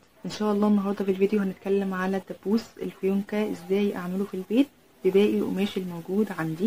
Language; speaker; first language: Arabic; native; Arabic